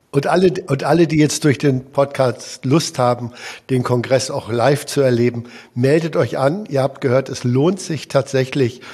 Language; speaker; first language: German; native; German